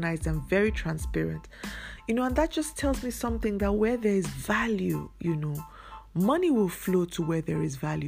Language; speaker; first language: English; non-native, local second language; Yoruba